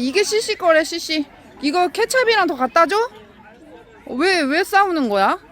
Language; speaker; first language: Korean; native; Korean